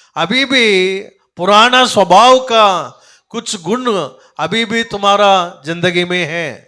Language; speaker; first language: Hindi; non-native, local second language; Telugu